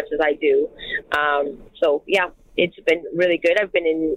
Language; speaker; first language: English; non-native, fluent; French